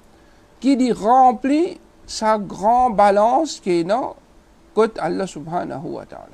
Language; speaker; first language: French; non-native, local second language; Morisyen